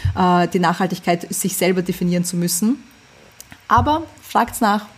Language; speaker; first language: German; early bilingual, other home language; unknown